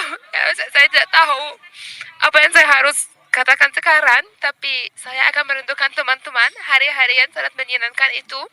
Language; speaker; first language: Indonesian; non-native, learner; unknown